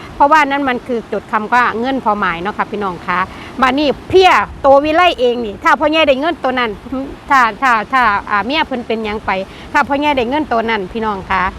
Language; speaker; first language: Thai; native; Thai